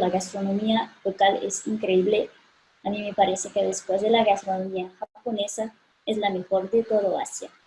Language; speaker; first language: Spanish; non-native, fluent; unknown